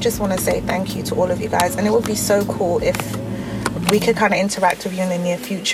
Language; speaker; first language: English; native; English